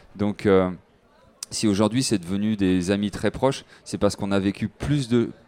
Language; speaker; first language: French; native; French